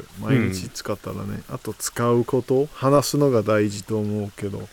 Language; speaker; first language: Japanese; non-native, fluent; English